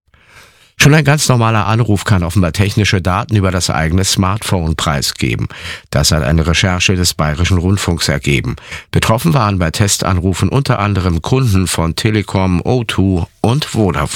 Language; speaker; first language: German; native; German